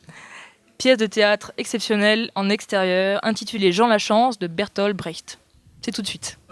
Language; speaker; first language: French; native; French